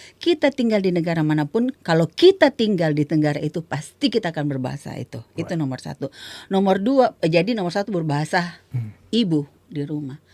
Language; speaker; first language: Indonesian; native; Indonesian